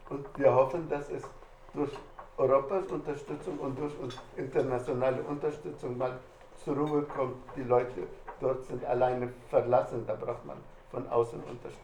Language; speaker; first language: German; non-native, fluent; Arabic